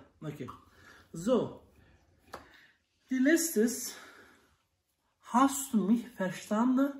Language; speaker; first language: German; non-native, learner; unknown